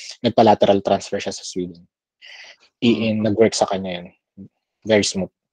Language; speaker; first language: Filipino; native; Filipino